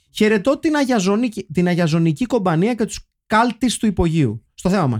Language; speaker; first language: Greek; native; Greek